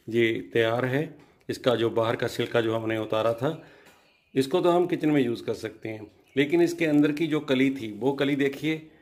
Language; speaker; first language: Hindi; non-native, local second language; Punjabi